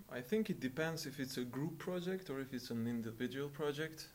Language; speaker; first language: English; non-native, fluent; Albanian